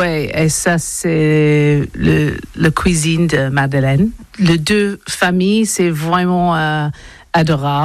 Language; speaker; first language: French; non-native, learner; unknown